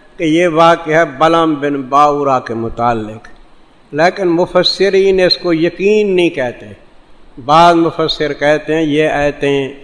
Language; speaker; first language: Urdu; non-native, local second language; Saraiki